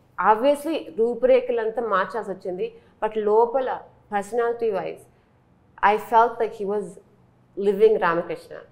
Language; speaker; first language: Telugu; early bilingual, heritage; Telugu